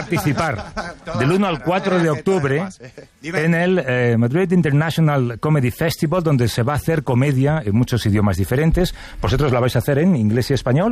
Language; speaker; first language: Spanish; native; Spanish